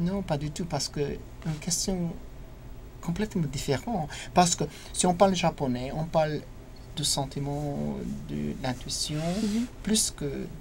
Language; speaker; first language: French; non-native, fluent; English